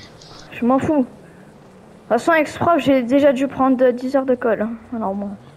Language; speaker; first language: French; native; French